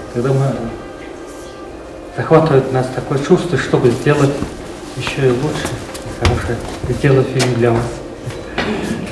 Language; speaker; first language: Russian; non-native, fluent; Mongolian